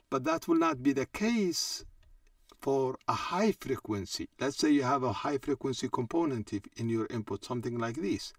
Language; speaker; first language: English; non-native, fluent; Arabic